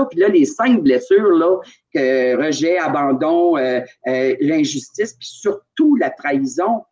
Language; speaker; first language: French; native; French